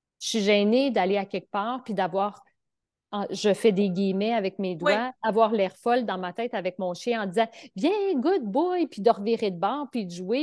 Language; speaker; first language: French; native; French